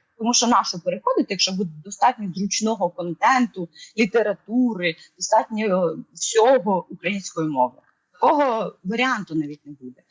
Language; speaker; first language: Ukrainian; non-native, local second language; Russian